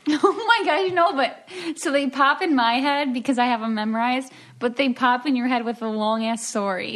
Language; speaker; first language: English; native; English